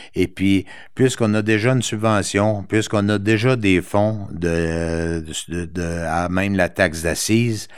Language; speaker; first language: French; native; French